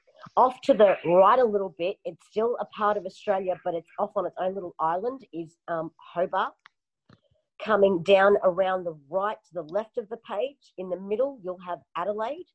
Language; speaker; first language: English; native; English